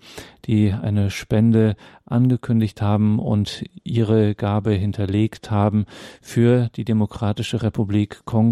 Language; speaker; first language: German; native; German